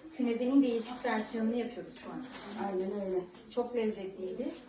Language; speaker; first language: Turkish; early bilingual, heritage; Turkish